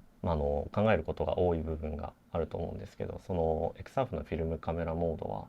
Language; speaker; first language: Japanese; native; Japanese